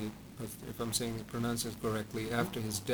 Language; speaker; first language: English; non-native, local second language; Punjabi